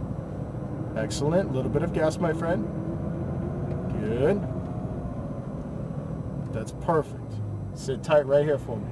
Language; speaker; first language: English; native; English